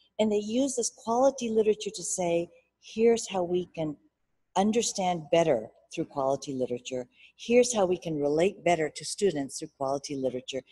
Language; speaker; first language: English; early bilingual, other home language; Japanese